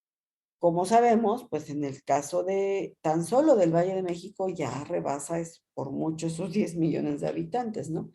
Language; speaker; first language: Spanish; native; Spanish